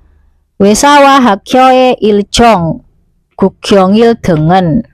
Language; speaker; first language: Korean; non-native, fluent; Indonesian